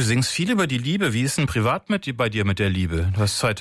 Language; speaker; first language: German; native; German